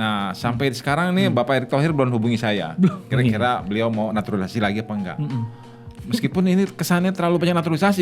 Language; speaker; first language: Indonesian; native; Indonesian